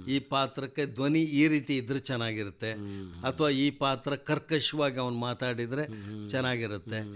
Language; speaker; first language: Kannada; native; Kannada